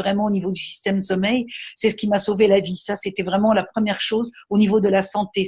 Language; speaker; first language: French; native; French